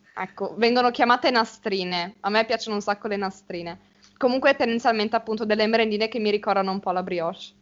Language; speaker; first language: Italian; native; Italian